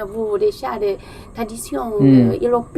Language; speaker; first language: French; non-native, learner; Thai